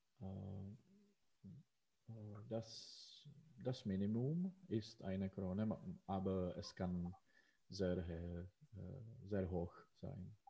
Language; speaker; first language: German; non-native, learner; Czech